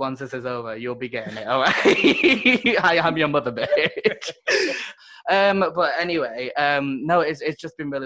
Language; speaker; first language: English; native; English